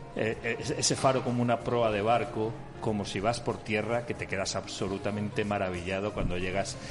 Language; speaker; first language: Spanish; native; Spanish